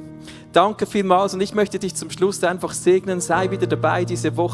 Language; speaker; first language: German; native; German